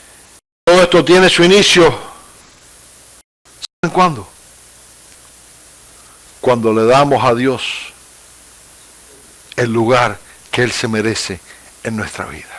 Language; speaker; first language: Spanish; native; Spanish